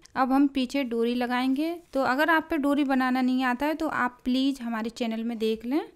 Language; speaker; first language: Hindi; native; Hindi